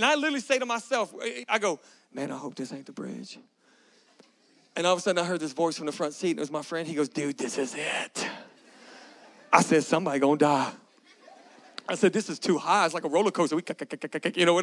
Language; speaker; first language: English; native; English